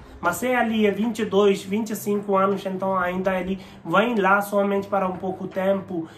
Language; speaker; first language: Portuguese; non-native, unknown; Hindi